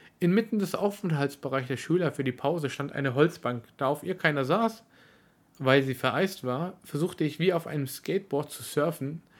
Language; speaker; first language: German; early bilingual, other home language; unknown